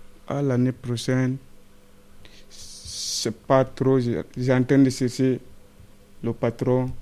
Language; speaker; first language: French; non-native, learner; Fula